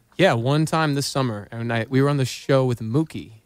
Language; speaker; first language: English; native; English